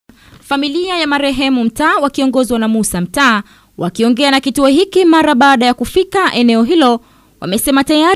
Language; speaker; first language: Swahili; native; Swahili